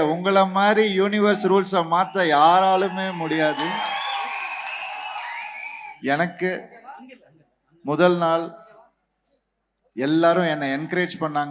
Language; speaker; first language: Tamil; native; Tamil